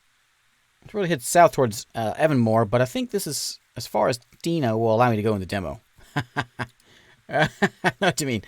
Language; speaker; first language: English; native; English